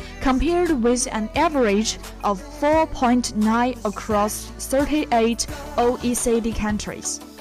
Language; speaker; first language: English; non-native, fluent; Chinese